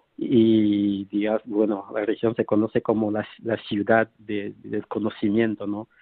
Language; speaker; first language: Spanish; non-native, fluent; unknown